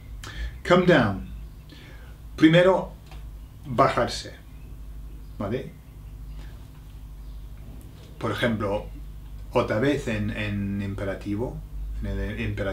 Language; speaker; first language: Spanish; non-native, fluent; English